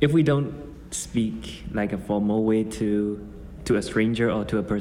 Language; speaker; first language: English; non-native, fluent; Burmese